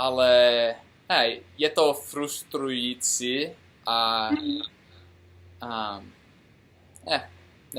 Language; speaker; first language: Czech; non-native, learner; English